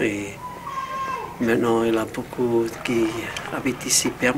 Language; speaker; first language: French; non-native, fluent; Dutch